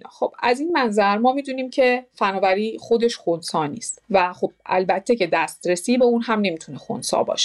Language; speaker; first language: Persian; native; Persian